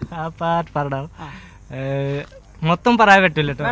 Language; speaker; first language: Malayalam; non-native, local second language; Bangla